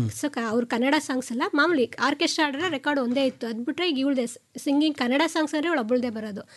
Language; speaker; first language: Kannada; native; Kannada